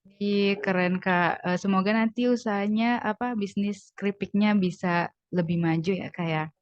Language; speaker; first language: Indonesian; native; Indonesian